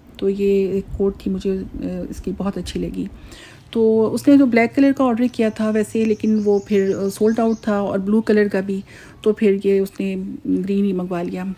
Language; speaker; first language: Urdu; native; Urdu